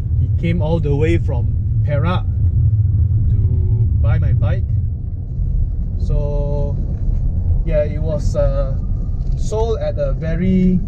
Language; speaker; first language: English; non-native, local second language; Min Nan Chinese